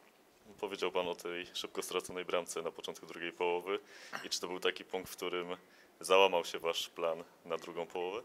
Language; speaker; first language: Polish; native; Polish